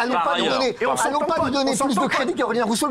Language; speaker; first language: French; native; French